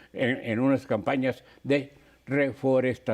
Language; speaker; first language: Spanish; native; Spanish